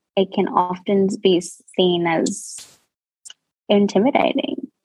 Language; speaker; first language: English; native; English